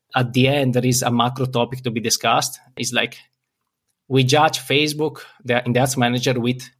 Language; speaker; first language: English; non-native, fluent; Italian